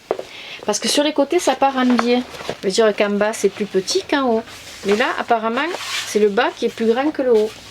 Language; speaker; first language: French; native; French